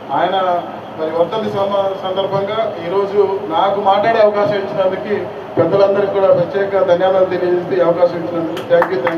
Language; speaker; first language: Telugu; non-native, local second language; Urdu